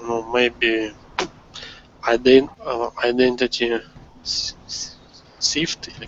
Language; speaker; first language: English; non-native, learner; Russian